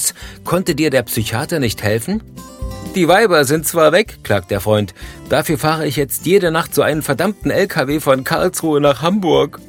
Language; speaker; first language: German; native; German